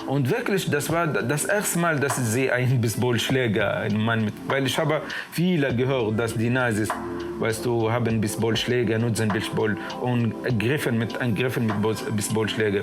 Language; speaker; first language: German; non-native, learner; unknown